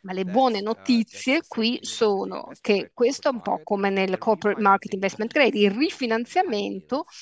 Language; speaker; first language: Italian; native; Italian